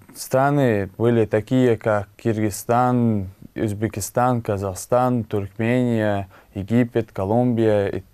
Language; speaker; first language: Russian; non-native, local second language; Chechen